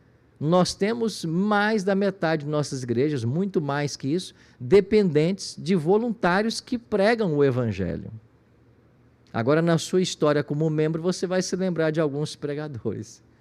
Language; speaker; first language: Portuguese; native; Portuguese